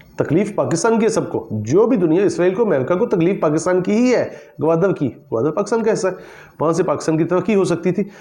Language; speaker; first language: Urdu; non-native, local second language; Punjabi